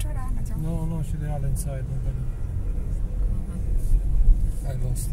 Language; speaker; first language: English; non-native, learner; Italian